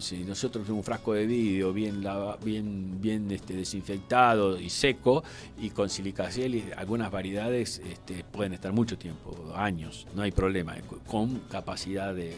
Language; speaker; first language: Spanish; native; Spanish